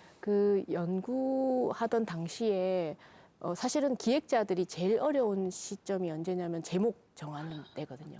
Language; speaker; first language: Korean; native; Korean